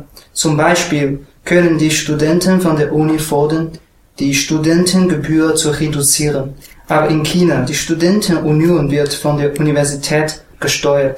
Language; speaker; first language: German; non-native, learner; Chinese